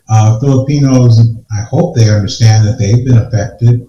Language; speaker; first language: English; native; English